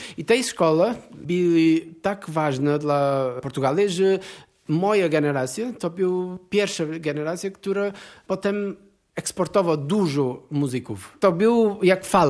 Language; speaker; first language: Polish; non-native, learner; Portuguese